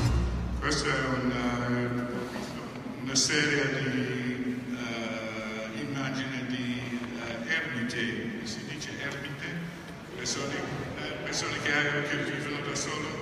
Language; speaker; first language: Italian; non-native, fluent; English